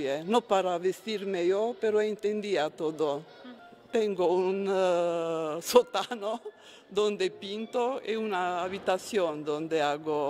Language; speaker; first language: Spanish; non-native, fluent; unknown